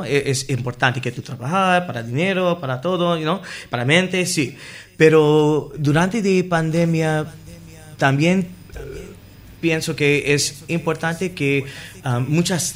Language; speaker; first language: Spanish; non-native, learner; English